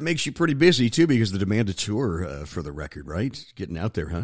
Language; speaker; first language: English; native; English